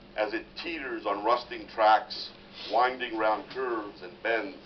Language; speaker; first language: English; native; English